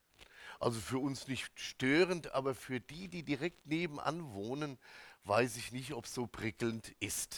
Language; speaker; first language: German; native; German